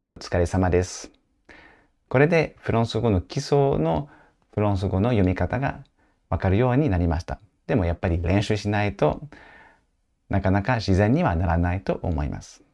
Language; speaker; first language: Japanese; non-native, fluent; French